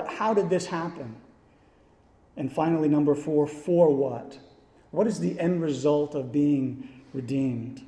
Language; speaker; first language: English; native; English